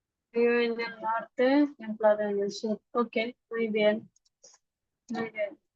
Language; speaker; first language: Spanish; non-native, fluent; Bangla